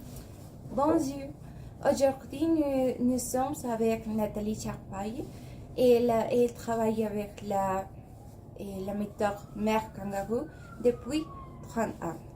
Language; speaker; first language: French; non-native, learner; Spanish